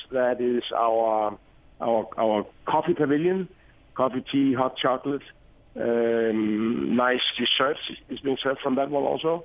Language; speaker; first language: English; non-native, fluent; Danish